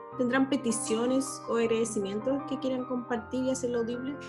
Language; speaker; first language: Spanish; native; Spanish